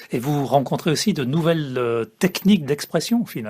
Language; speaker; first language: French; native; French